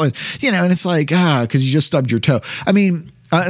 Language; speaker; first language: English; native; English